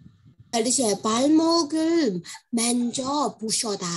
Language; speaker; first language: Korean; non-native, learner; Burmese